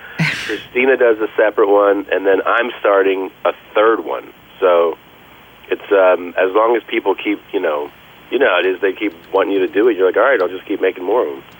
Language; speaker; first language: English; early bilingual, other home language; Spanish